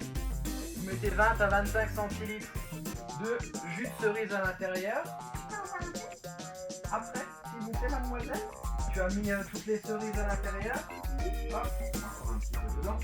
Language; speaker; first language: French; native; French